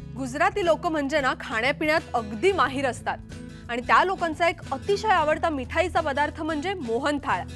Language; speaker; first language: Marathi; native; Marathi